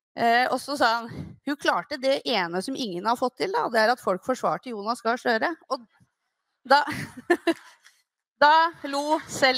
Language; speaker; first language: Norwegian; native; Norwegian